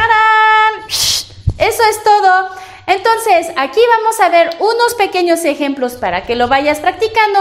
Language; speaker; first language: Spanish; non-native, fluent; French